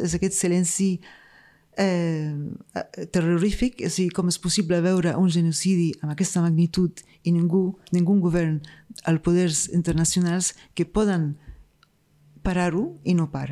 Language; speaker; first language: Catalan; non-native, fluent; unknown